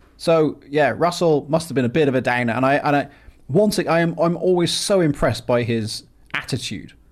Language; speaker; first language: English; native; English